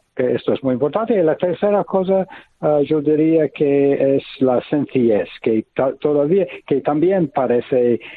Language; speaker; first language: Spanish; non-native, fluent; English